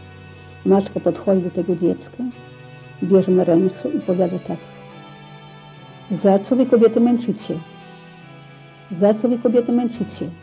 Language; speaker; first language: Polish; early bilingual, heritage; Polish